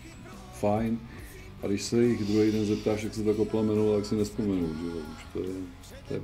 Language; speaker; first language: Czech; native; Czech